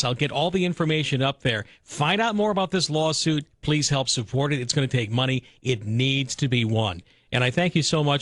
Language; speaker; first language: English; native; English